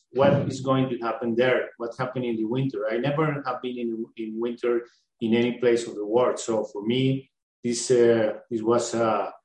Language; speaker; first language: English; non-native, learner; Spanish